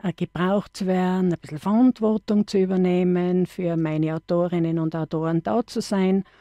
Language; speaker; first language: German; native; German